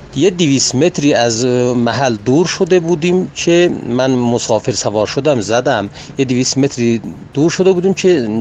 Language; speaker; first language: Persian; non-native, local second language; Azerbaijani